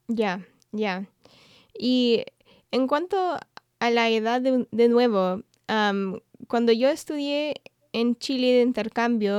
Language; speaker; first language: Spanish; non-native, fluent; English